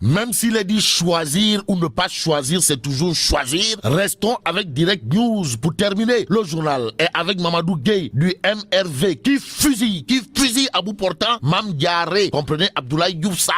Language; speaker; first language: French; non-native, local second language; Wolof